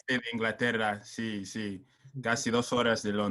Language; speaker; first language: Spanish; non-native, learner; English